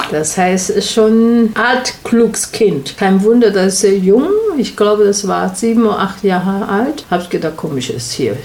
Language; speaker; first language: German; non-native, learner; Chinese